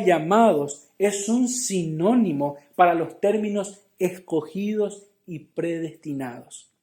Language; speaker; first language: Spanish; native; Spanish